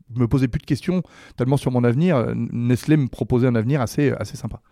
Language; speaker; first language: French; native; French